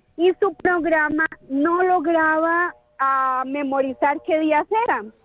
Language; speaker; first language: Spanish; native; Spanish